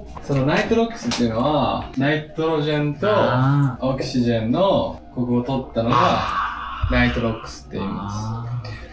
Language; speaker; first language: Japanese; native; Japanese